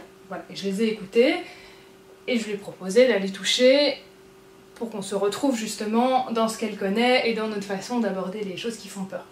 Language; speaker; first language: French; native; French